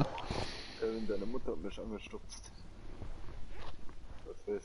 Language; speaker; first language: German; native; German